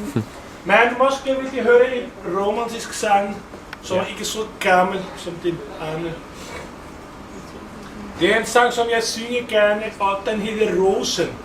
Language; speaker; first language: Danish; non-native, fluent; Icelandic